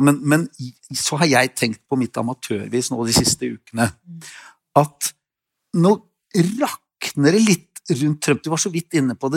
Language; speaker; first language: Norwegian; native; Norwegian